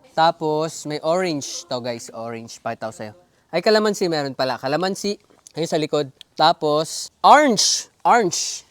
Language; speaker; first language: Filipino; native; Filipino